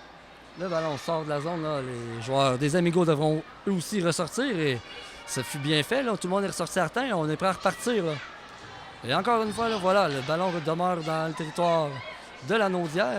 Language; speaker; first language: French; native; French